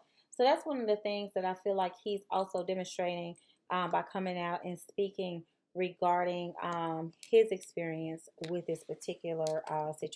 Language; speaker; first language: English; native; English